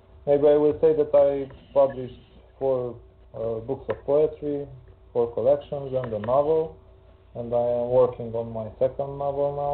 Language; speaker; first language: English; non-native, fluent; Hungarian